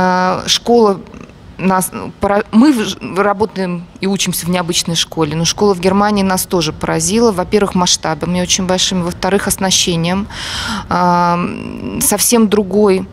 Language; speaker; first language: Russian; native; Russian